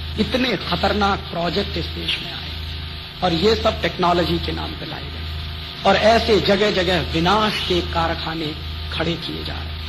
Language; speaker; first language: Hindi; native; Hindi